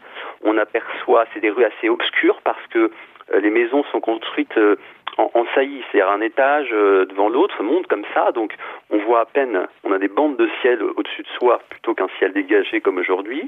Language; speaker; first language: French; native; French